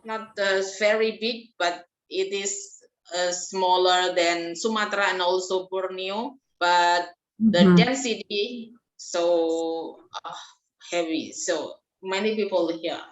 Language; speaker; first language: English; non-native, fluent; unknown